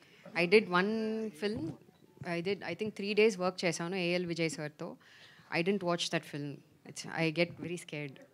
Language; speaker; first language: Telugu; non-native, fluent; Tamil